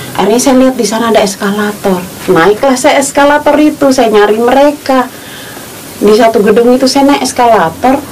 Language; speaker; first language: Indonesian; native; Indonesian